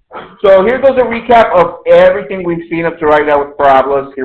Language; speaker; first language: English; native; English